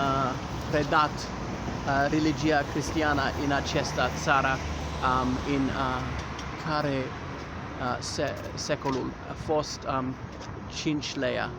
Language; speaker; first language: Romanian; non-native, learner; English